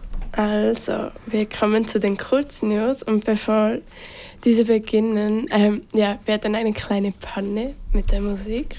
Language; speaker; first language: German; native; German